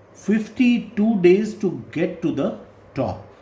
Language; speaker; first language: English; non-native, local second language; Hindi